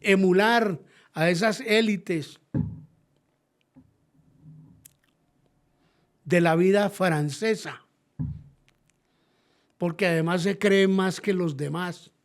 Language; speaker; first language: Spanish; native; Spanish